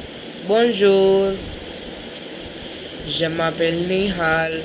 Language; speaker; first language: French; non-native, learner; Gujarati